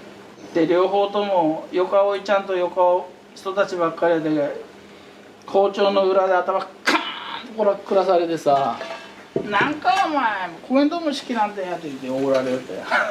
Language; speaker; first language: Japanese; native; Japanese